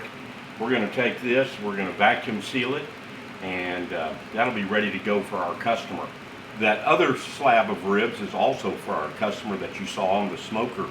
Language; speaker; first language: English; native; English